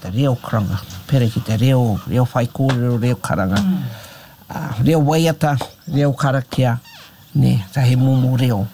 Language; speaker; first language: Māori; non-native, local second language; English